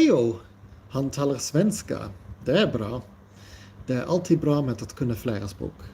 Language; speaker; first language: Swedish; non-native, fluent; Dutch